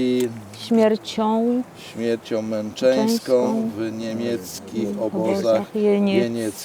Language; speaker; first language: Polish; native; Polish